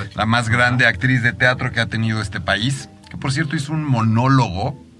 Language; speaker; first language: Spanish; native; Spanish